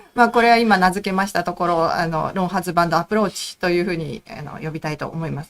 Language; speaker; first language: Japanese; native; Japanese